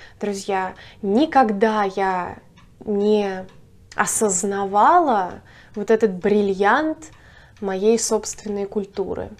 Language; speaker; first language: Russian; native; Russian